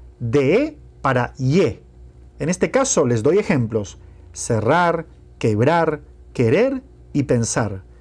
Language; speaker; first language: Spanish; non-native, fluent; Portuguese